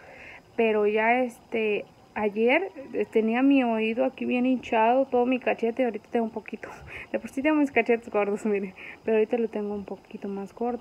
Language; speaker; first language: Spanish; native; Spanish